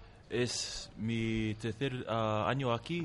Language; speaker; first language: Spanish; non-native, learner; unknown